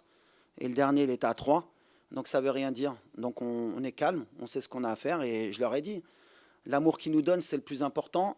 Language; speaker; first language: French; native; French